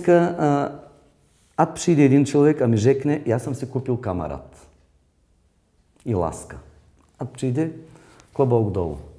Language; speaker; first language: Czech; non-native, learner; Bulgarian